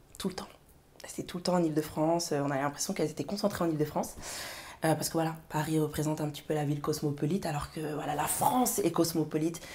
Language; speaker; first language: French; early bilingual, other home language; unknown